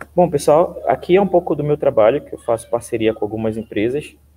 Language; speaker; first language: Portuguese; native; Portuguese